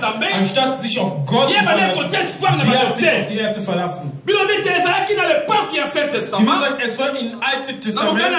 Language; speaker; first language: German; non-native, learner; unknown